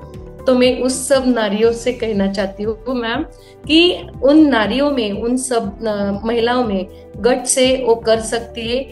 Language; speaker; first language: Hindi; native; Hindi